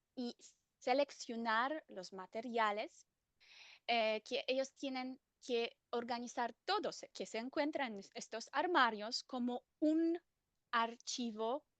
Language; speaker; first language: Spanish; non-native, fluent; German